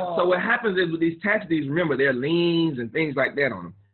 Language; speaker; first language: English; native; English